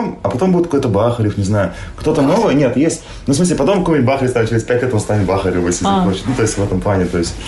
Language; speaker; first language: Russian; native; Russian